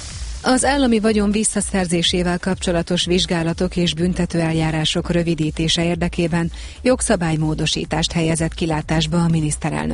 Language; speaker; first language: Hungarian; native; Hungarian